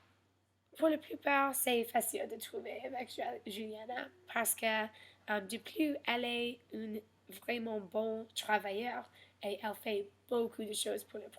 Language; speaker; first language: French; non-native, learner; English